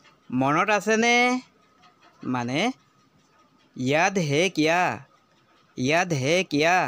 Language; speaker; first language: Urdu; non-native, local second language; Assamese